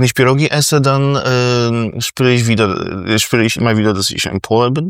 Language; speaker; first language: German; non-native, fluent; Polish